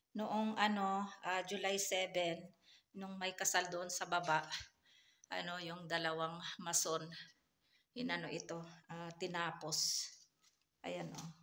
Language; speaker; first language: Filipino; native; Filipino